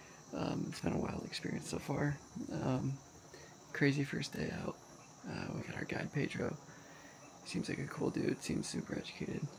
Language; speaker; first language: English; native; English